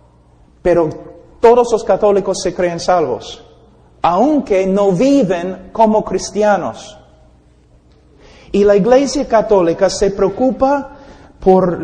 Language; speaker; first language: Spanish; non-native, fluent; English